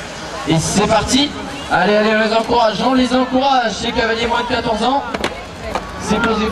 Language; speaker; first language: French; native; French